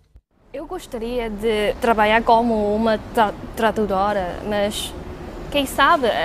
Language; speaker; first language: Portuguese; non-native, local second language; Cantonese